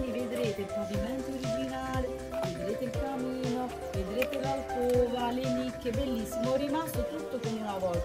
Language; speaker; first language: Italian; native; Italian